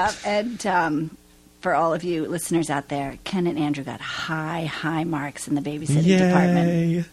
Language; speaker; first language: English; native; English